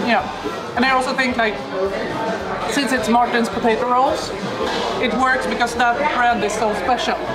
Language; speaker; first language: English; non-native, fluent; Swedish